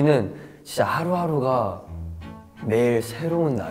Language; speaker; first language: Korean; early bilingual, heritage; Korean